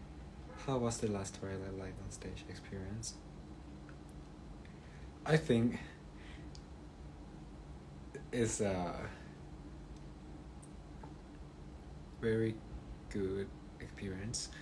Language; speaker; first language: English; non-native, learner; Thai